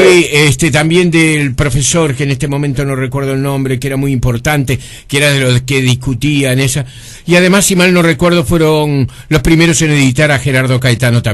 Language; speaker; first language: Spanish; native; Spanish